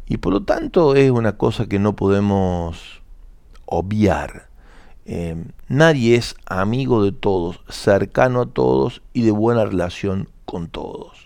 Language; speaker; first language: Spanish; native; Spanish